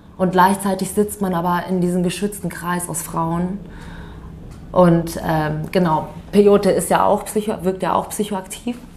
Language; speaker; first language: German; early bilingual, other home language; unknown